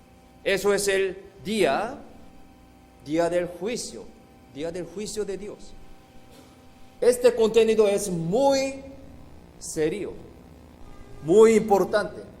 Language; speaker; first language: Spanish; non-native, fluent; Korean